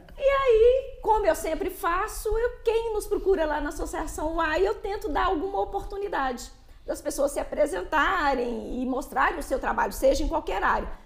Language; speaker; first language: Portuguese; native; Portuguese